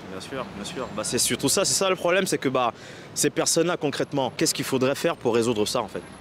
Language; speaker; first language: French; native; French